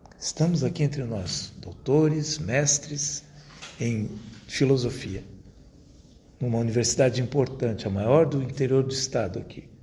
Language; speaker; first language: Portuguese; non-native, local second language; Italian